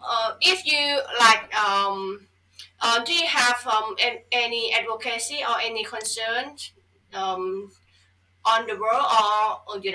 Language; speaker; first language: English; non-native, fluent; Thai